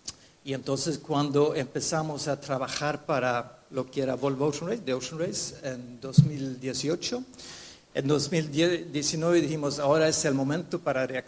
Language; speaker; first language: Spanish; non-native, fluent; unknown